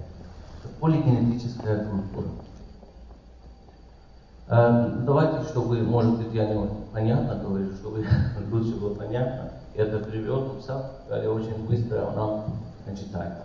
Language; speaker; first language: Russian; non-native, learner; Persian